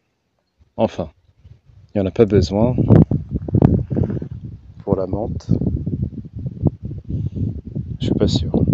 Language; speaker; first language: French; native; French